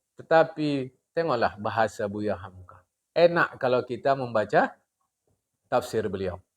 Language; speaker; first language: Malay; non-native, local second language; Indonesian